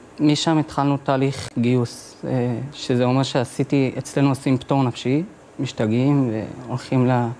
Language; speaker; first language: Hebrew; native; Hebrew